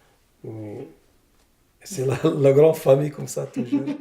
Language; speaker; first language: French; non-native, learner; Arabic